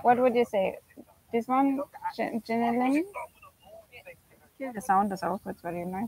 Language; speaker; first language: English; non-native, fluent; German